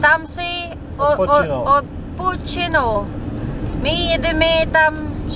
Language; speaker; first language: Czech; non-native, learner; Cebuano